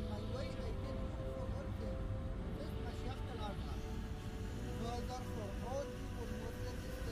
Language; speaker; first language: English; non-native, learner; Arabic